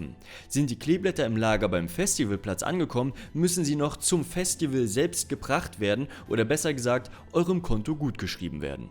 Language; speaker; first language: German; native; German